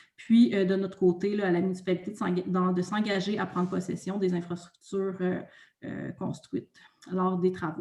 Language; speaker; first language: French; native; French